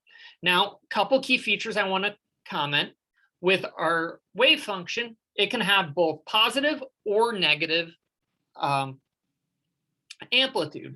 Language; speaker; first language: English; native; English